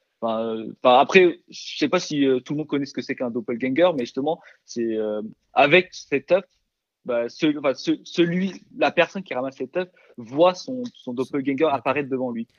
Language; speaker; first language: French; early bilingual, other home language; Korean